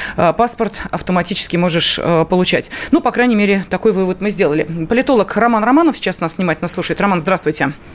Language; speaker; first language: Russian; native; Russian